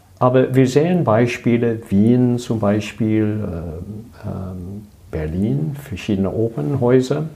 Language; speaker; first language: German; non-native, learner; English